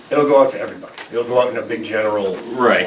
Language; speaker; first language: English; native; English